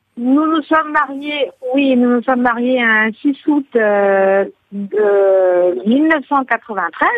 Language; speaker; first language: French; native; French